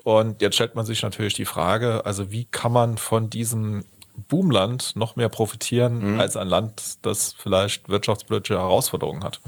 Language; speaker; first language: German; native; German